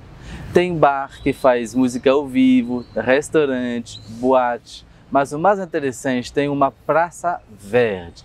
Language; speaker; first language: Portuguese; non-native, fluent; French